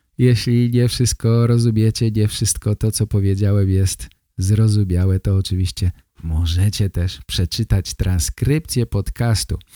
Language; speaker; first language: Polish; native; Polish